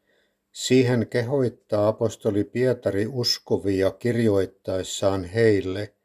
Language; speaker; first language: Finnish; native; Finnish